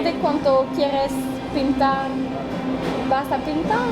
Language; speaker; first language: Spanish; non-native, learner; French